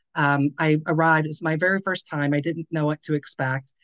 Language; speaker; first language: English; native; English